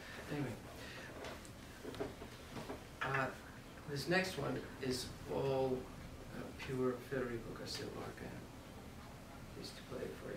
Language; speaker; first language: English; native; English